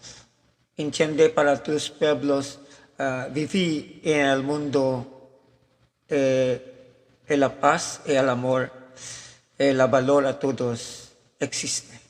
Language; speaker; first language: Spanish; non-native, learner; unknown